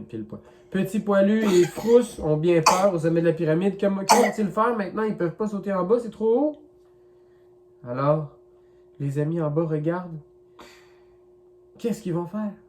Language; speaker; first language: French; native; French